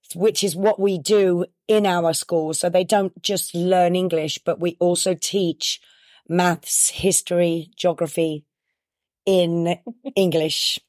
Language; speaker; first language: English; native; English